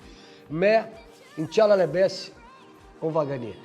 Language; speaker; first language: French; non-native, fluent; Portuguese